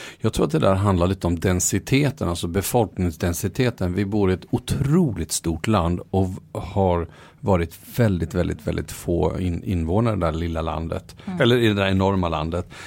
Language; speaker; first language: Swedish; native; Swedish